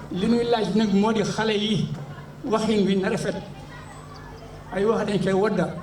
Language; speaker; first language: Wolof; native; Wolof